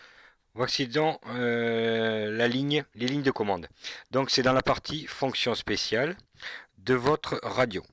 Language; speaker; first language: French; native; French